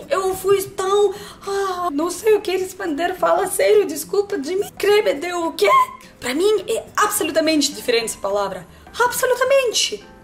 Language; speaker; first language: Portuguese; non-native, learner; Russian